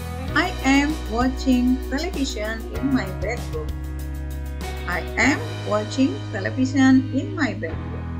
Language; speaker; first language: English; non-native, fluent; Indonesian